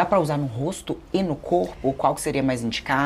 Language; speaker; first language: Portuguese; native; Portuguese